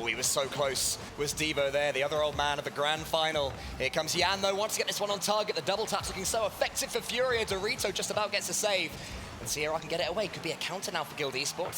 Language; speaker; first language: English; native; English